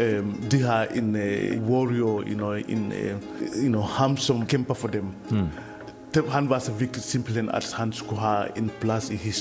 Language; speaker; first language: Danish; non-native, fluent; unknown